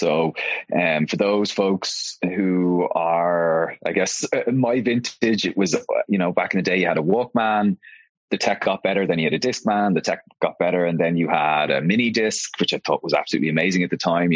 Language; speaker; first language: English; native; English